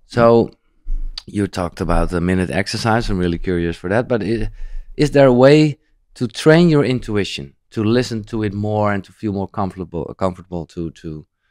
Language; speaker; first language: English; non-native, fluent; Dutch